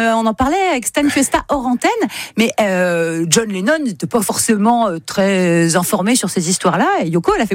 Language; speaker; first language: French; native; French